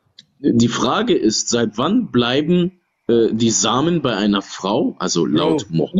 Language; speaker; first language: German; native; German